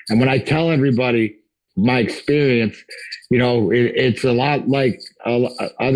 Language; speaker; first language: English; native; English